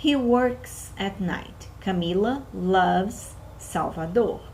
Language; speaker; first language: English; non-native, fluent; Portuguese